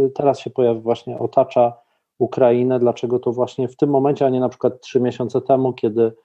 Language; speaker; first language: Polish; native; Polish